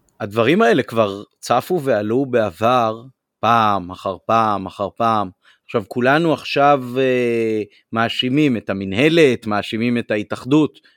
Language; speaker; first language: Hebrew; native; Hebrew